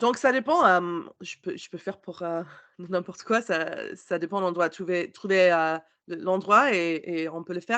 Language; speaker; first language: French; non-native, learner; English